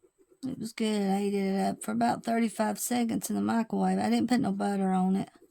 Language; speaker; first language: English; native; English